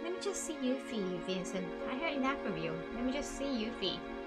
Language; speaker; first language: English; non-native, fluent; Japanese